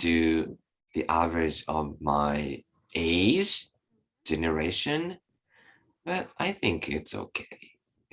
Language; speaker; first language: English; non-native, learner; Japanese